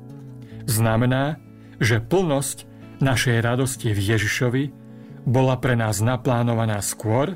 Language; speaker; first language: Slovak; native; Slovak